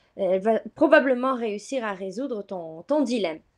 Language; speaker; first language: French; non-native, local second language; Arabic